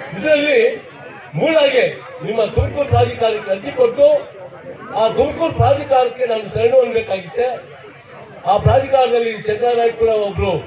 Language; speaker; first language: Kannada; non-native, local second language; Lambadi